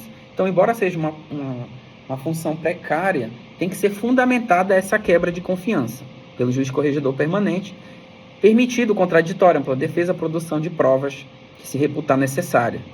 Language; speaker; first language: Portuguese; native; Portuguese